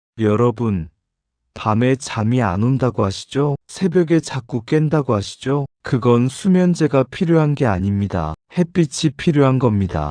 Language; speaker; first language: Korean; native; Korean